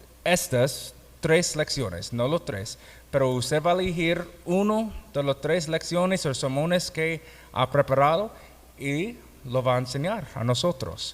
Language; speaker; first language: Spanish; non-native, fluent; English